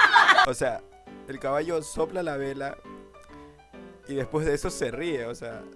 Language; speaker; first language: Spanish; native; Spanish